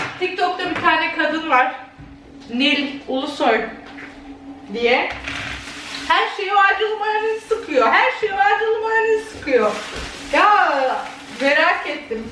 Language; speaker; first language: Turkish; early bilingual, heritage; Turkish